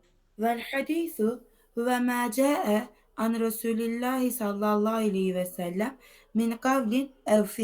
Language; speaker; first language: Arabic; non-native, fluent; Turkish